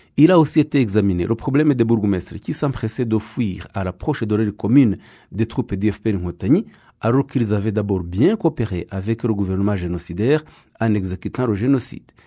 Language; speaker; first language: French; non-native, local second language; Kinyarwanda